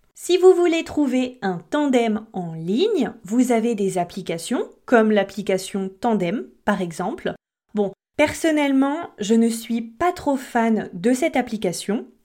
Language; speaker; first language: French; native; French